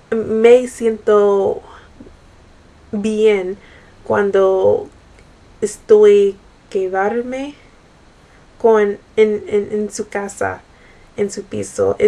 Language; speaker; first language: Spanish; non-native, learner; English